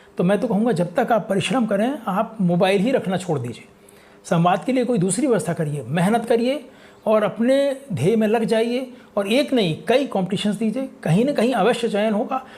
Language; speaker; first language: Hindi; native; Hindi